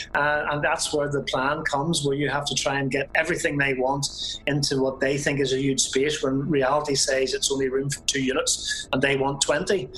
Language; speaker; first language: English; native; English